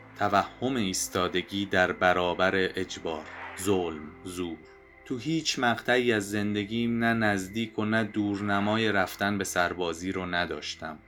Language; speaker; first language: Persian; native; Persian